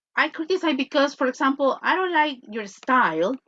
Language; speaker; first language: English; non-native, fluent; Spanish